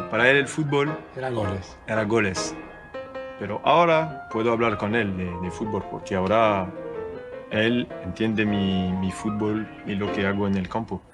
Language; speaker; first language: Spanish; non-native, learner; French